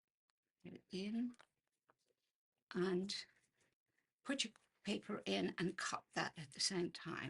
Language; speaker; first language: English; native; English